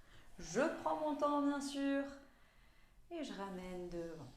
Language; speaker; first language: French; native; French